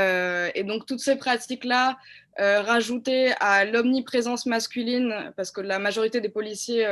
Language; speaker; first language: French; native; French